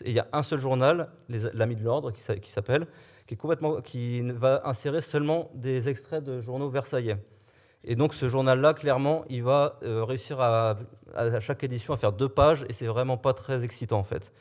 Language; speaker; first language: French; native; French